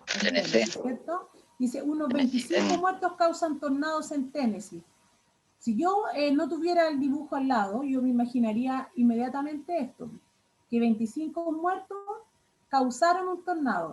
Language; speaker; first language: Spanish; native; Spanish